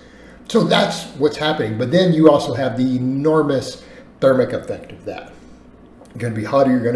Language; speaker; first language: English; native; English